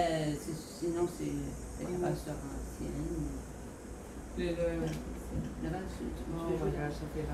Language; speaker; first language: French; native; French